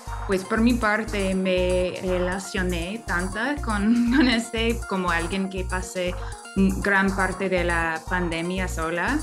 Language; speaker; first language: Spanish; non-native, fluent; English